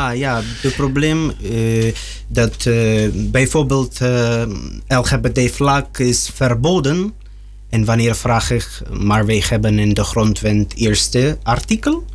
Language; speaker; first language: Dutch; non-native, learner; Russian